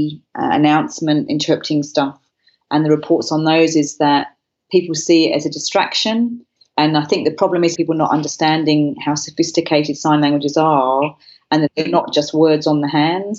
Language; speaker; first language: English; non-native, local second language; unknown